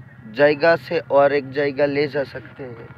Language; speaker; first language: Hindi; non-native, learner; Bangla